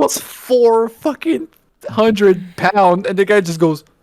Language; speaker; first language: English; native; English